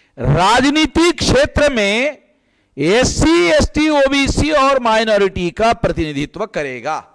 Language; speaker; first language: Hindi; non-native, local second language; Marathi